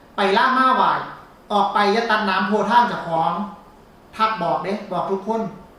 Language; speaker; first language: Thai; native; Thai